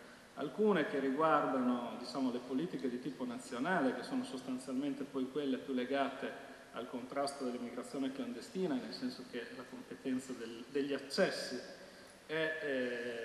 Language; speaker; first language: Italian; native; Italian